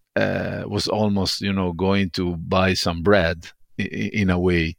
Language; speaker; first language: English; non-native, fluent; Italian